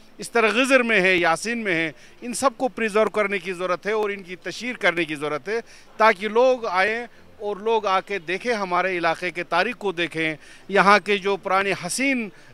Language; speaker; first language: Hindi; native; Hindi